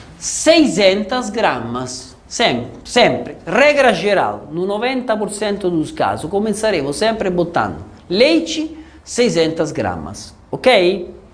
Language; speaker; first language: Portuguese; non-native, fluent; Italian